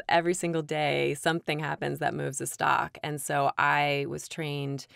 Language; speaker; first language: English; native; English